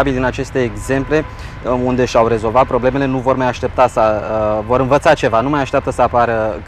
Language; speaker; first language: Romanian; native; Romanian